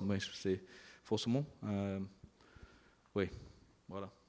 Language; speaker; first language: French; non-native, learner; English